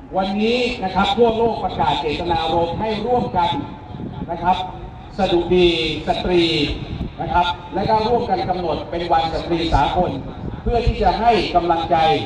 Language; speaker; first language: Thai; native; Thai